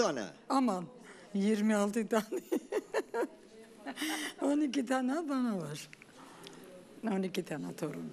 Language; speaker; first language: Turkish; non-native, learner; Armenian